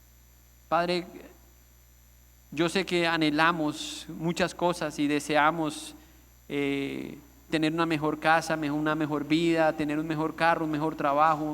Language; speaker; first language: Spanish; native; Spanish